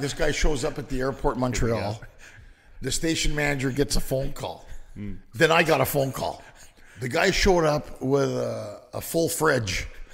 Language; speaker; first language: English; early bilingual, other home language; Greek